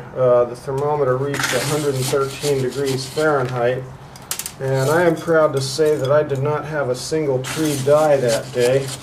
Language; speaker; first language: English; native; English